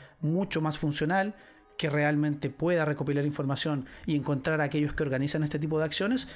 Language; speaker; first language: Spanish; native; Spanish